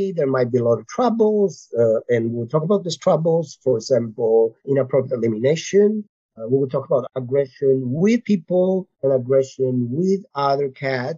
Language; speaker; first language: English; non-native, fluent; Italian